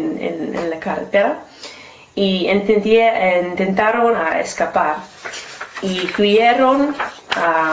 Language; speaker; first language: Spanish; non-native, learner; English